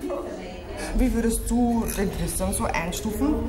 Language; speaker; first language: German; native; German